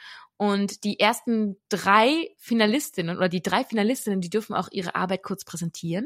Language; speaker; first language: German; native; German